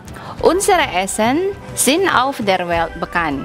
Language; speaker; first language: German; non-native, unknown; Indonesian